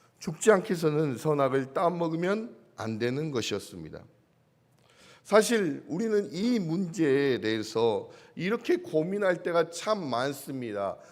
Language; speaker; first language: Korean; native; Korean